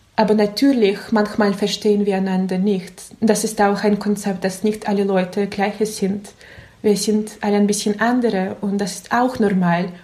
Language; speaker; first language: German; non-native, learner; Russian